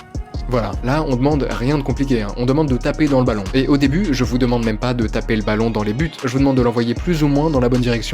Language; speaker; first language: French; native; French